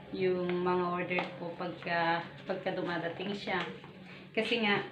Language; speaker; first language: Filipino; non-native, local second language; Iloko